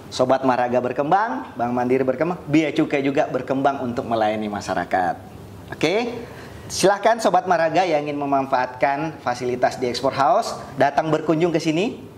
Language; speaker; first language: Indonesian; native; Indonesian